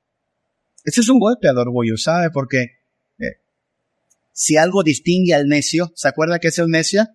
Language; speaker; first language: Spanish; native; Spanish